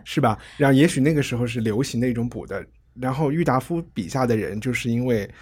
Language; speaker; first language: Chinese; native; Chinese